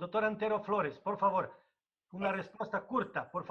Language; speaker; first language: Spanish; non-native, fluent; Portuguese